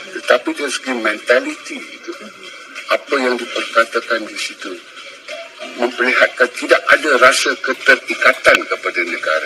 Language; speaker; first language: Malay; native; Malay